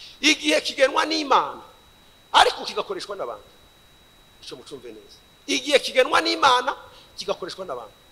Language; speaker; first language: Kinyarwanda; early bilingual, heritage; Kinyarwanda